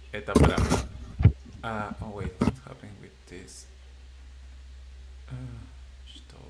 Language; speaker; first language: English; non-native, fluent; Spanish